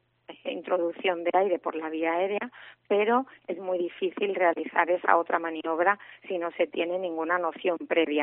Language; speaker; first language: Spanish; native; Spanish